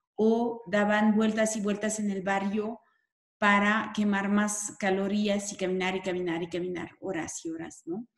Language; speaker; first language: Spanish; non-native, fluent; French